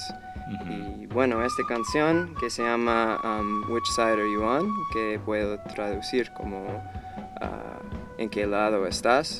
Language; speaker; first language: Spanish; non-native, fluent; English